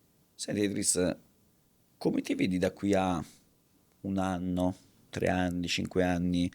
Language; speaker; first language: Italian; native; Italian